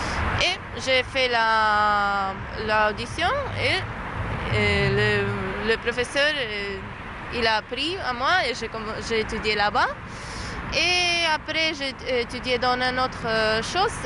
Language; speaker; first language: French; non-native, learner; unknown